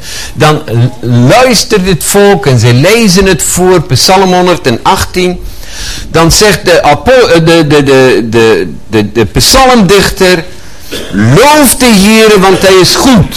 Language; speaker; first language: Dutch; non-native, fluent; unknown